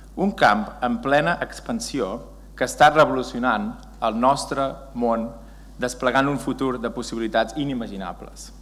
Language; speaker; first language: Catalan; native; Catalan